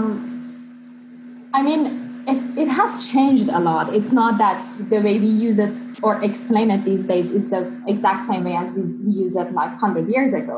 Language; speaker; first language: English; non-native, fluent; Persian